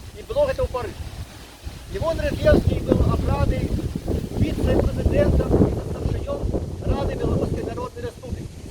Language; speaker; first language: Belarusian; native; Belarusian